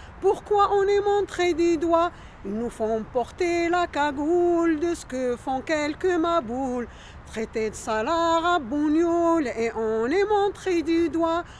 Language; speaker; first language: French; non-native, local second language; Arabic